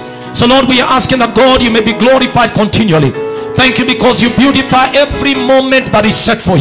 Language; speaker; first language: English; non-native, local second language; Swahili